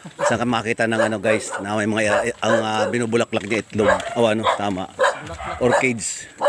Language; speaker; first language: Filipino; native; Filipino